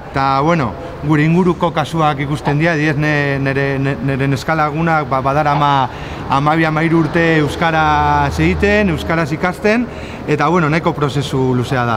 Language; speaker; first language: Basque; non-native, local second language; Spanish